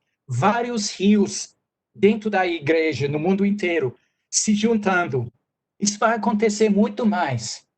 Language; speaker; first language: Portuguese; non-native, fluent; English